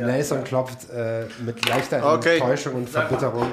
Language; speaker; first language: German; native; German